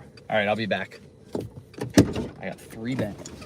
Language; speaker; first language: English; native; English